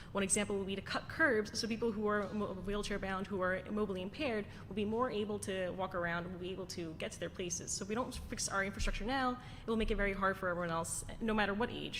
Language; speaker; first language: English; early bilingual, other home language; Italian